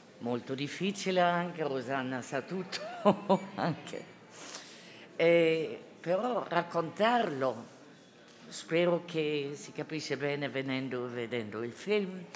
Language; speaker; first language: Italian; non-native, fluent; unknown